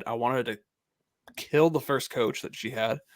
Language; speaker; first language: English; native; English